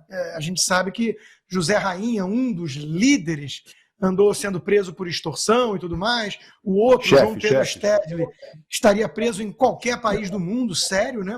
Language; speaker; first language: Portuguese; native; Portuguese